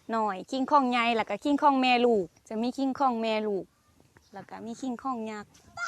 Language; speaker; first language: Thai; native; Thai